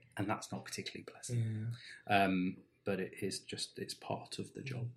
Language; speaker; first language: English; native; English